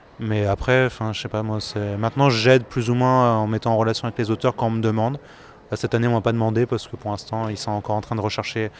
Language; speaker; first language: French; native; French